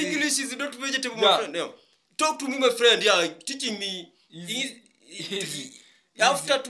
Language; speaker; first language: English; non-native, learner; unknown